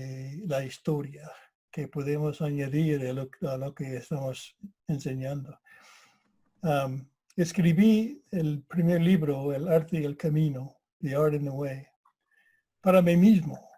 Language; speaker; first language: Spanish; non-native, fluent; English